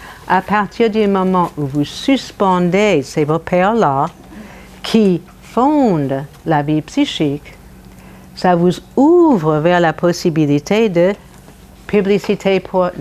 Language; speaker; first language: French; non-native, fluent; English